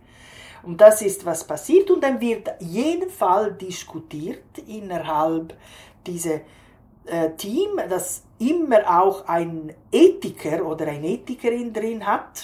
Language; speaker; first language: German; non-native, fluent; Italian